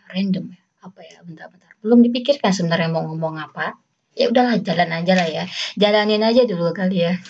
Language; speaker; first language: Indonesian; native; Indonesian